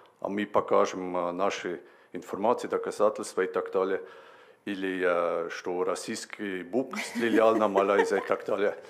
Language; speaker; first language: Russian; non-native, learner; Swedish